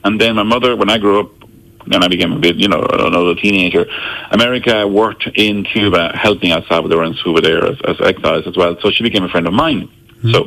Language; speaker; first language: English; non-native, fluent; Spanish